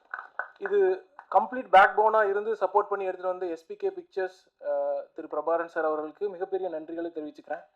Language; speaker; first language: Tamil; native; Tamil